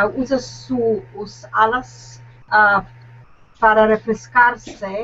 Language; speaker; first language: Spanish; non-native, learner; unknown